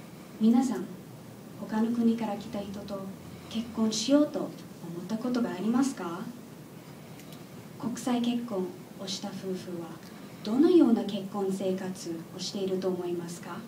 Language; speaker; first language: Japanese; non-native, learner; English